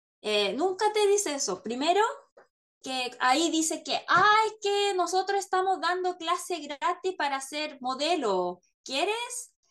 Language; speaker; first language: Spanish; non-native, fluent; Korean